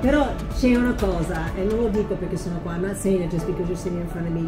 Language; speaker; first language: Italian; non-native, fluent; English